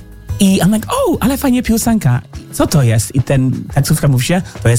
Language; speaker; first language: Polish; non-native, fluent; English